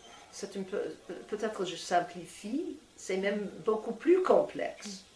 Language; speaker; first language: French; non-native, fluent; English